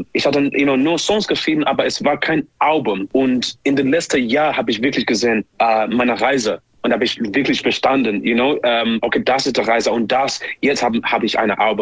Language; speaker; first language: German; non-native, learner; English